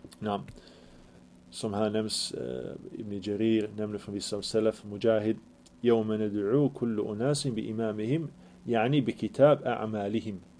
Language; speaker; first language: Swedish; early bilingual, other home language; Arabic